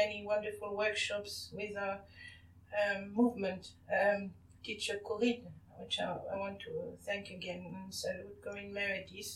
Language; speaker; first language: English; non-native, fluent; French